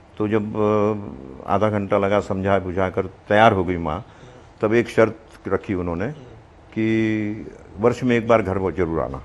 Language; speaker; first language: Hindi; non-native, local second language; Marwari